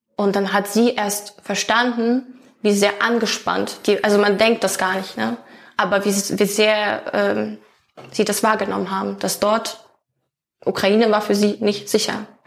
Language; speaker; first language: German; non-native, fluent; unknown